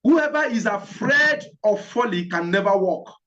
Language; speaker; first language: English; non-native, local second language; Yoruba